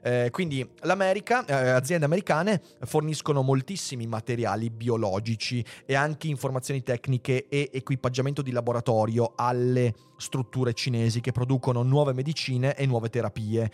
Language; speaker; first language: Italian; native; Italian